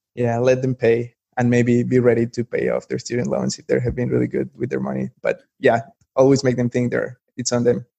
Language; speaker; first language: English; non-native, fluent; Spanish